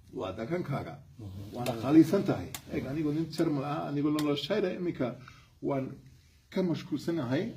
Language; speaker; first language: Somali; non-native, fluent; German